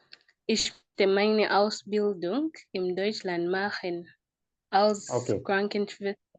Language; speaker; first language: German; non-native, learner; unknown